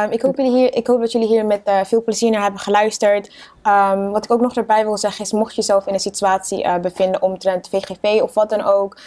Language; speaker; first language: Dutch; native; Dutch